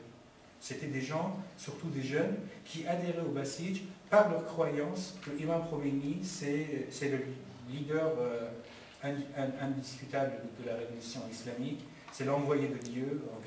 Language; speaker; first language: French; non-native, fluent; Persian